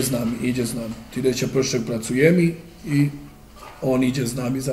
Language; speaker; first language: Polish; non-native, learner; Serbian